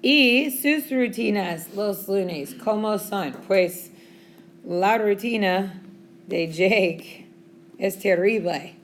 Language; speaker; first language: Spanish; non-native, fluent; English